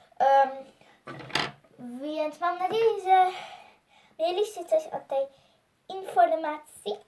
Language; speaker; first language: Polish; early bilingual, heritage; Polish